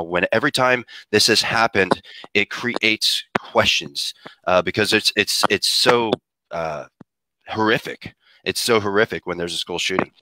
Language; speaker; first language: English; native; English